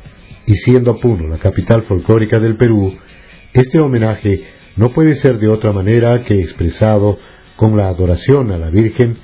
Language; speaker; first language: Spanish; native; Spanish